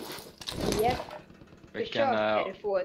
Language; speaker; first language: Swedish; early bilingual, other home language; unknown